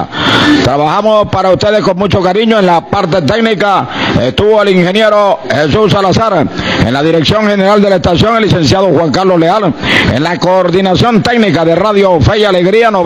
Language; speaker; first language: Spanish; native; Spanish